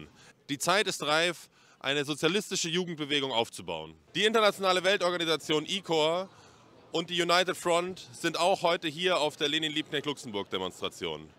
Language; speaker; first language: German; native; German